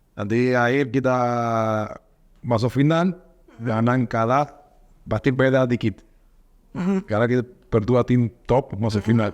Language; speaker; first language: Indonesian; non-native, learner; Spanish